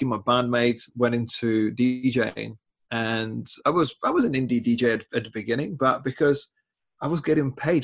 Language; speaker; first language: English; non-native, fluent; Czech